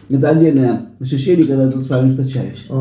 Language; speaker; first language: Russian; native; Russian